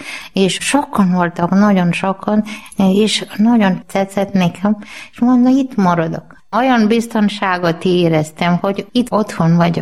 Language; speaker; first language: Hungarian; non-native, learner; Malayalam